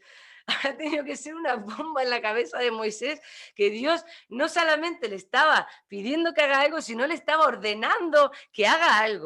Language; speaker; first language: Spanish; native; Spanish